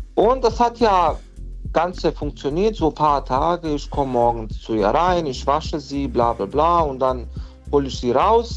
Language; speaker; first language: German; non-native, fluent; Bosnian